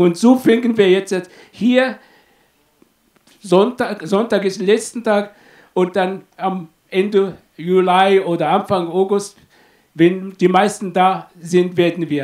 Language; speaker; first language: German; non-native, fluent; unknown